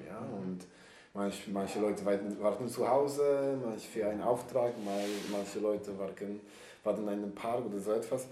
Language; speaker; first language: German; non-native, learner; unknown